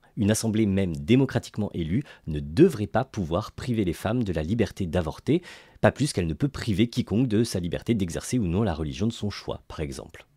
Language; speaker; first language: French; native; French